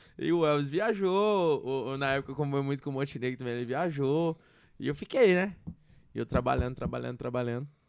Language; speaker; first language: Portuguese; native; Portuguese